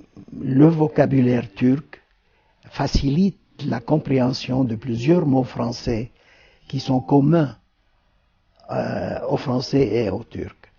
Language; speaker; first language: French; non-native, fluent; Turkish